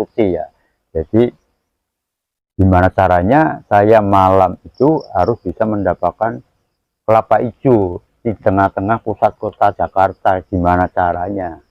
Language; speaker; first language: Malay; non-native, local second language; Javanese